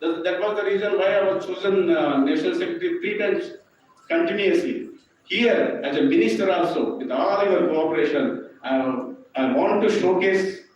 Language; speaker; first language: English; non-native, local second language; Telugu